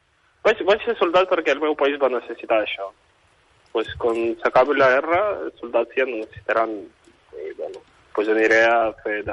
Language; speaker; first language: Catalan; non-native, fluent; Ukrainian